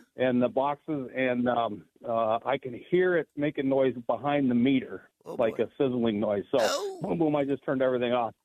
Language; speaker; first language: English; native; English